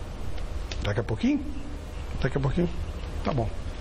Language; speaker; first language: Portuguese; native; Portuguese